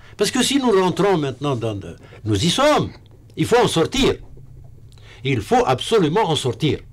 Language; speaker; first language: French; non-native, local second language; Arabic